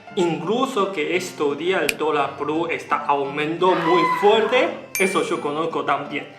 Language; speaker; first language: Spanish; non-native, learner; Chinese